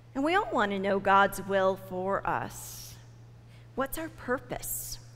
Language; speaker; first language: English; native; English